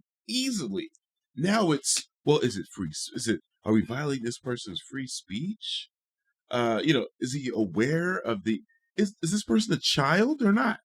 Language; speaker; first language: English; native; English